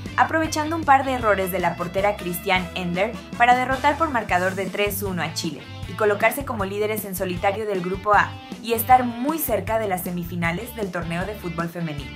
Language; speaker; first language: Spanish; native; Spanish